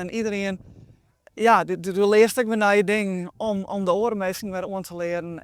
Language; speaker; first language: Dutch; non-native, local second language; Western Frisian